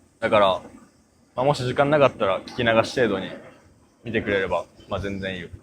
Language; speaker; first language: Japanese; native; Japanese